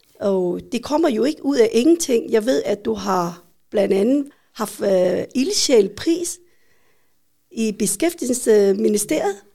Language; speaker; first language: Danish; early bilingual, other home language; Vietnamese